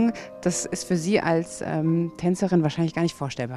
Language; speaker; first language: German; native; German